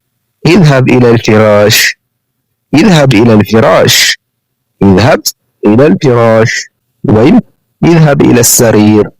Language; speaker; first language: Arabic; non-native, fluent; Amharic